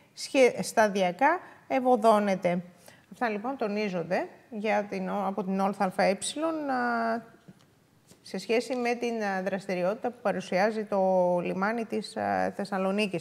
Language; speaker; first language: Greek; native; Greek